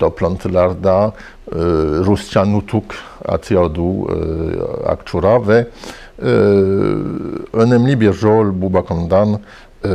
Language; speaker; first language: Turkish; non-native, fluent; French